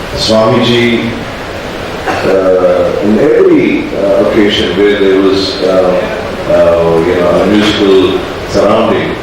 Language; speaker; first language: English; non-native, local second language; Kannada